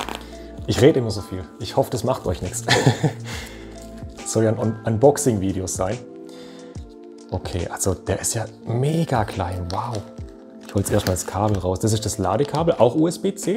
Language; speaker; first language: German; native; German